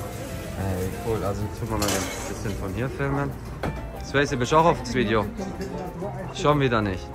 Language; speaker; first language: German; native; German